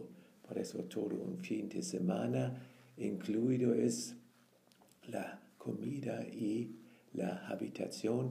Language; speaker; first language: Spanish; non-native, fluent; German